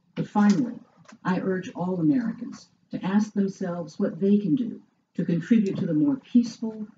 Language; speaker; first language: English; native; English